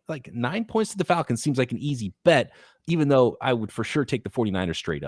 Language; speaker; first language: English; native; English